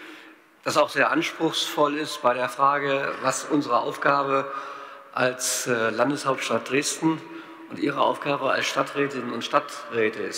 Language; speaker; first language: German; native; German